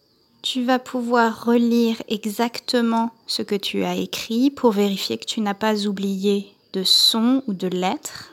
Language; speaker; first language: French; native; French